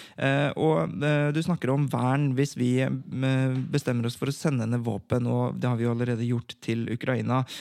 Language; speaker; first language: Norwegian; native; Norwegian